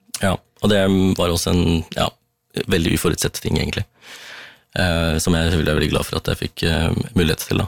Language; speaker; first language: Norwegian; early bilingual, other home language; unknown